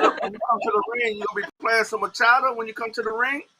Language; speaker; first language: English; native; English